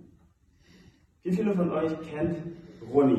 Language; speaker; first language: German; non-native, fluent; Indonesian